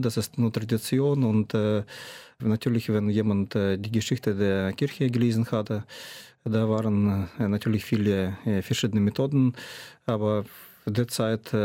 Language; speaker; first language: German; non-native, fluent; Russian